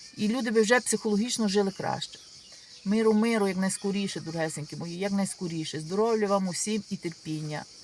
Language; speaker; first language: Ukrainian; native; Ukrainian